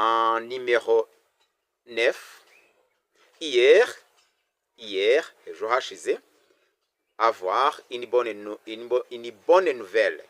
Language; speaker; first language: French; non-native, local second language; Kinyarwanda